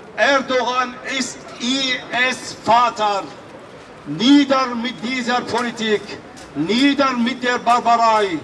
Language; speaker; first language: German; non-native, fluent; Kurdish